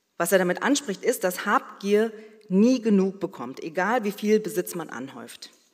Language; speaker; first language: German; early bilingual, other home language; Korean